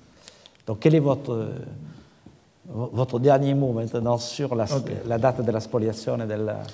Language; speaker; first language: French; native; French